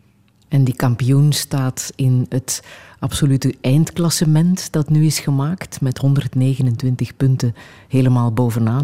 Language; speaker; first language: Dutch; native; Dutch